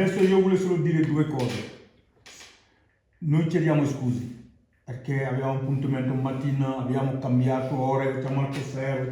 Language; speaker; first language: Italian; non-native, learner; Wolof